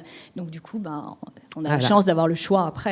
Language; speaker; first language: French; native; French